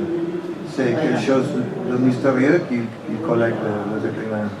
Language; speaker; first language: French; non-native, fluent; Italian